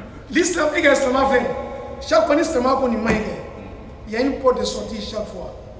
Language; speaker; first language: French; non-native, local second language; Bambara